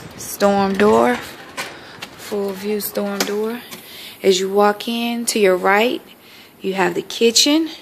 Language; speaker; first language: English; native; English